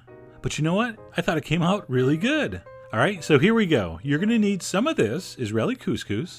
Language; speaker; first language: English; native; English